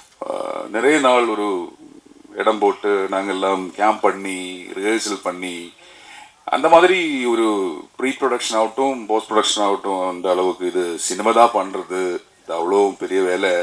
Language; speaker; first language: Tamil; non-native, learner; Malayalam